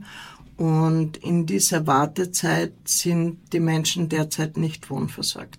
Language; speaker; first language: German; native; German